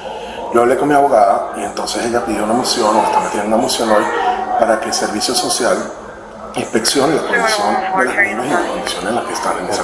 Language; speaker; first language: Spanish; native; Spanish